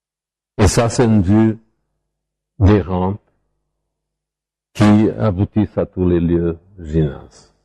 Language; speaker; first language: French; non-native, fluent; Portuguese